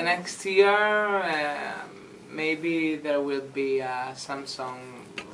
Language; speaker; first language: English; non-native, learner; Italian